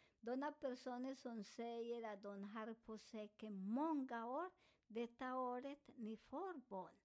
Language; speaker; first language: Swedish; non-native, fluent; Spanish